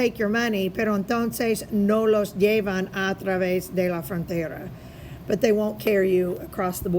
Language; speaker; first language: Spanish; non-native, fluent; English